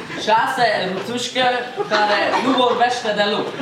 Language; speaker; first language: Romanian; non-native, learner; Hungarian